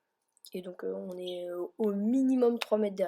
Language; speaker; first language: French; native; French